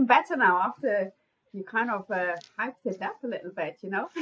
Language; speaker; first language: English; non-native, fluent; Portuguese